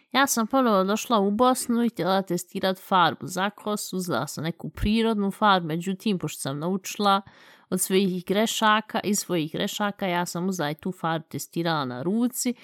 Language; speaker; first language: Bosnian; early bilingual, heritage; Bosnian